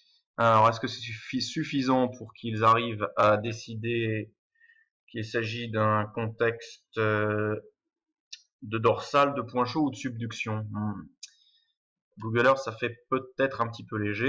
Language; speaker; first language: French; native; French